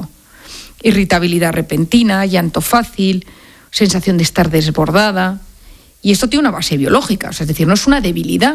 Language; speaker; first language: Spanish; native; Spanish